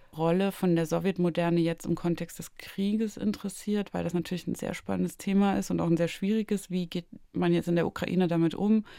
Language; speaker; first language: German; native; German